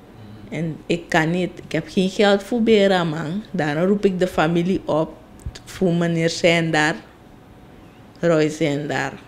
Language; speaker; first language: Dutch; non-native, local second language; Sranan Tongo